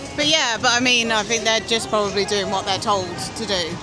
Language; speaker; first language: English; native; English